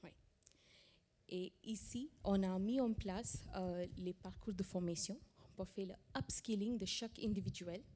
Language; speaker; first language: French; non-native, fluent; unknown